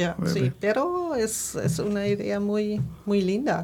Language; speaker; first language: Spanish; non-native, fluent; German